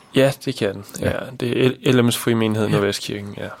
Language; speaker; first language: Danish; native; Danish